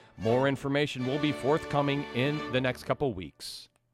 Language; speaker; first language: English; native; English